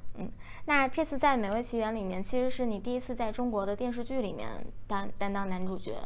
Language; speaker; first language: Chinese; native; Chinese